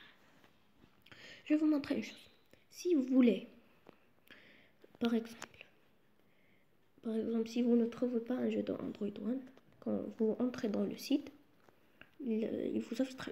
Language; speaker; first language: French; non-native, local second language; Arabic